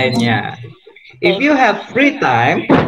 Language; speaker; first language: English; non-native, fluent; Indonesian